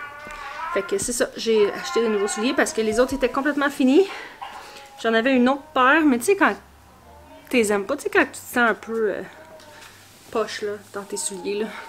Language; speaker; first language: French; native; French